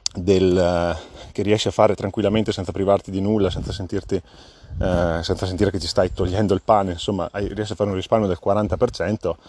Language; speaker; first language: Italian; native; Italian